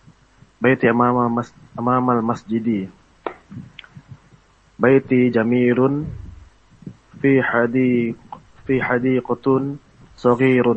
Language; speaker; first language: Arabic; non-native, learner; Indonesian